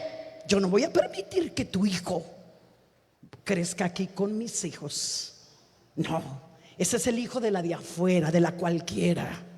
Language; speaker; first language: Spanish; native; Spanish